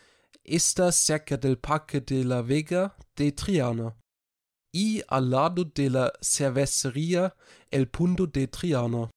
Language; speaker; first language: Spanish; non-native, learner; German